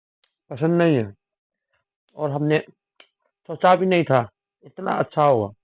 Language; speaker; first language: Hindi; non-native, local second language; Manipuri